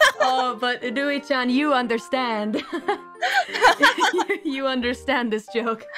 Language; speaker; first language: English; non-native, learner; Japanese